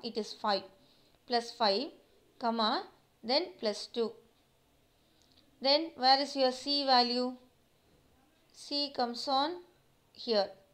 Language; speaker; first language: English; non-native, local second language; Tamil